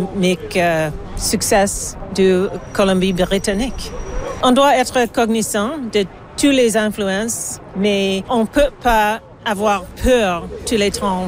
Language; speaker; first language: French; non-native, learner; English